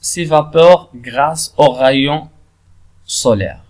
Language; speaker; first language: French; non-native, local second language; Arabic